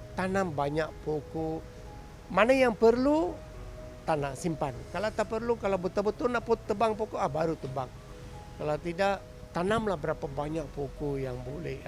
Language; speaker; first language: Malay; non-native, local second language; Tamil